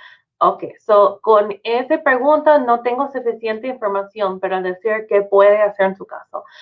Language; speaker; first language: Spanish; non-native, fluent; English